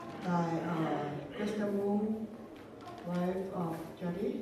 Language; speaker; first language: English; non-native, learner; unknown